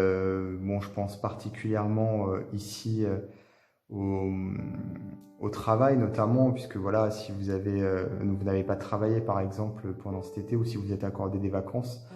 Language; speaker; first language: French; native; French